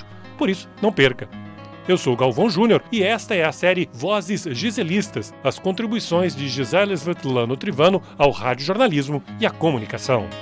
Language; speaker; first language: Portuguese; native; Portuguese